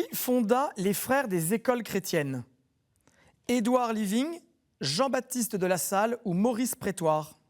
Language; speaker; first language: French; native; French